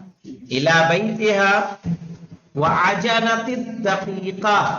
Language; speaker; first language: Arabic; non-native, fluent; Urdu